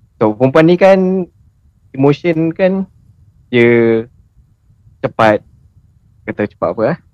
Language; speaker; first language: Malay; native; Malay